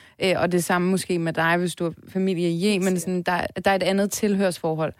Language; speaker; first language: Danish; early bilingual, other home language; Turkish